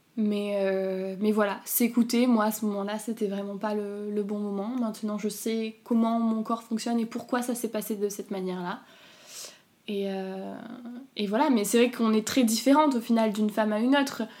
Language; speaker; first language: French; native; French